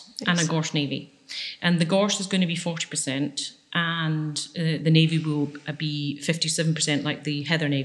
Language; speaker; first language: English; native; English